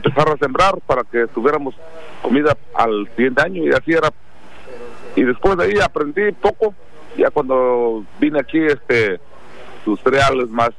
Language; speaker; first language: Spanish; non-native, local second language; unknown